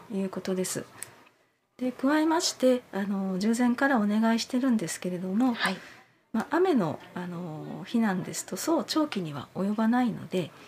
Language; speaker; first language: Japanese; native; Japanese